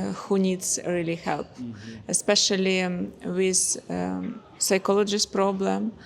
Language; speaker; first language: English; non-native, learner; Ukrainian